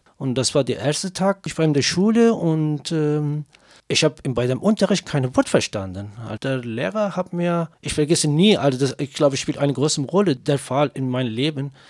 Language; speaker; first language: German; non-native, learner; Kurdish